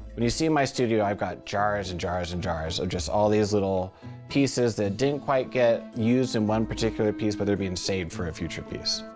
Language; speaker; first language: English; native; English